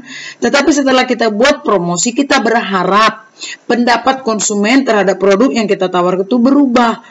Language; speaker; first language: Indonesian; native; Indonesian